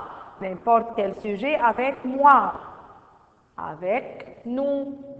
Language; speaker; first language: French; non-native, fluent; Arabic